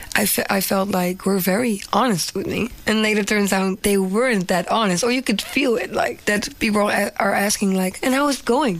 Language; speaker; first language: English; non-native, fluent; Dutch